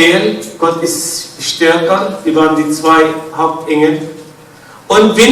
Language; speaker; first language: German; non-native, fluent; Arabic